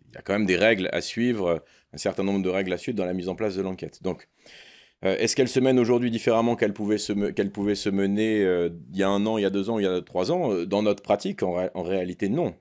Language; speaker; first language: French; native; French